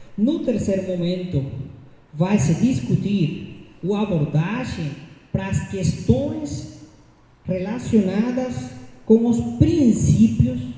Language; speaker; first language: Portuguese; non-native, fluent; Spanish